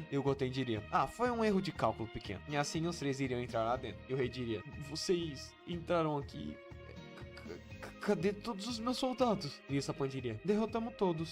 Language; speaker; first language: Portuguese; native; Portuguese